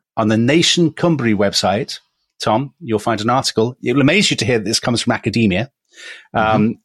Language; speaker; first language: English; native; English